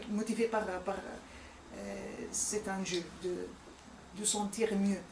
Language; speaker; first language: French; non-native, fluent; Arabic